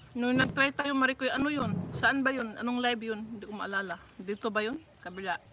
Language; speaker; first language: Filipino; non-native, local second language; Cebuano